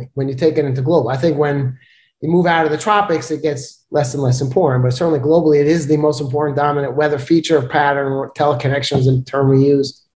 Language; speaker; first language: English; native; English